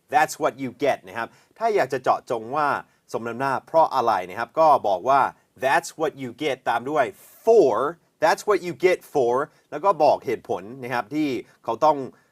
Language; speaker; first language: Thai; non-native, fluent; English